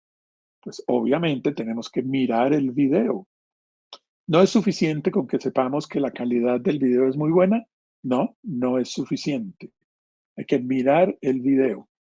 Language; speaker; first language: Spanish; native; Spanish